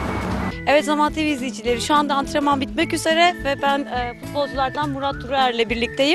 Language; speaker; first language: Turkish; native; Turkish